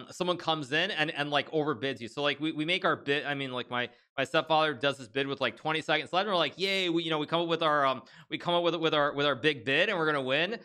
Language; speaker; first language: English; native; English